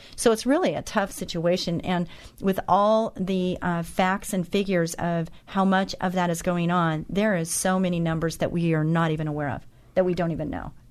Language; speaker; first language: English; native; English